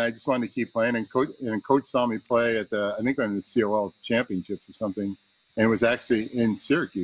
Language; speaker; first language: English; native; English